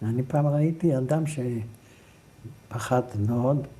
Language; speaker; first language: Hebrew; non-native, fluent; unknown